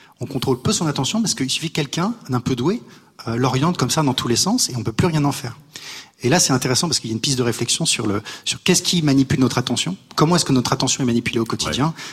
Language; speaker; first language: French; native; French